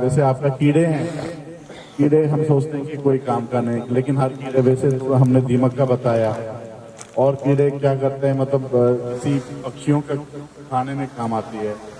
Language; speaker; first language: Hindi; native; Hindi